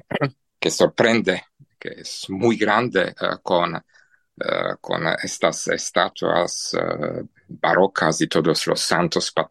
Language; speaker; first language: Spanish; non-native, fluent; Czech